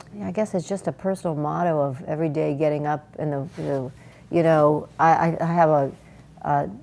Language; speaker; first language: English; native; English